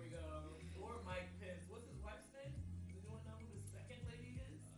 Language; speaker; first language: English; native; English